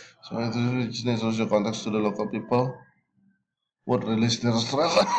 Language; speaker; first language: English; non-native, fluent; Indonesian